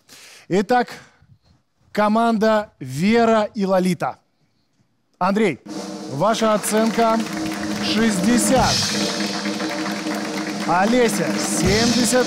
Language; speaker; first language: Russian; native; Russian